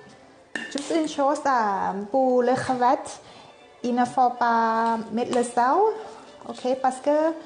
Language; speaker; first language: French; non-native, learner; Thai